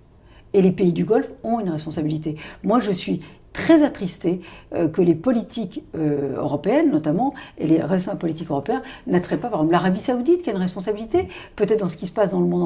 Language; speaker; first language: French; native; French